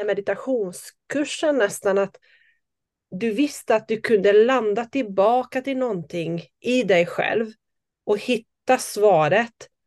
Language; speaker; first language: Swedish; non-native, fluent; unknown